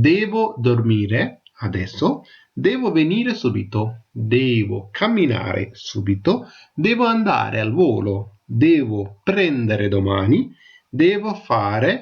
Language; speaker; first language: Italian; non-native, fluent; Tamil